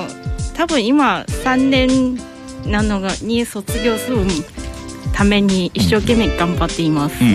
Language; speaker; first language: Japanese; non-native, learner; Chinese